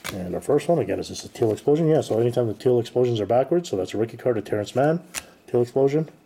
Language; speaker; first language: English; native; English